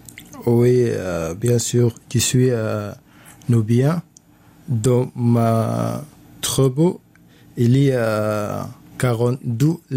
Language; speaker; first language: French; non-native, learner; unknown